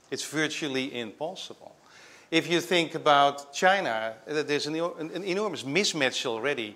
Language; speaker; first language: English; non-native, fluent; Dutch